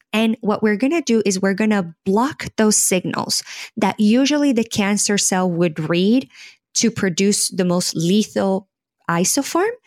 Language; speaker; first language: English; non-native, fluent; Spanish